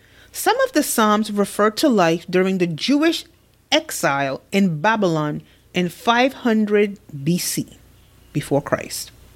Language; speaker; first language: English; native; English